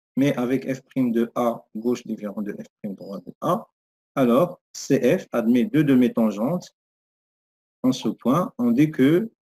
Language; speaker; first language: French; non-native, local second language; Arabic